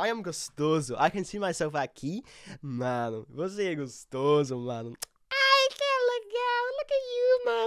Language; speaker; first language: Portuguese; non-native, learner; English